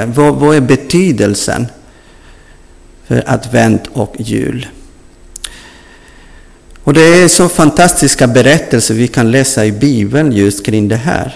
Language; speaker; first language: Swedish; non-native, fluent; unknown